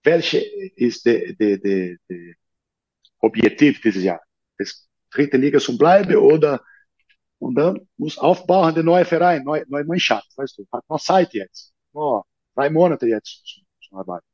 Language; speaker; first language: German; non-native, learner; Portuguese